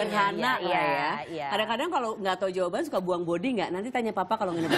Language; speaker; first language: Indonesian; native; Indonesian